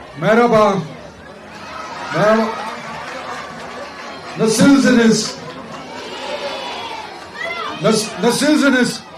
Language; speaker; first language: Turkish; non-native, learner; Dutch